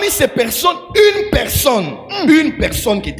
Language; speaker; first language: French; non-native, local second language; Lingala